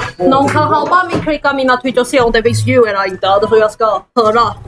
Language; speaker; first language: Swedish; non-native, learner; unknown